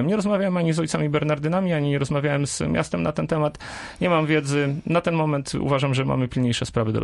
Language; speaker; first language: Polish; native; Polish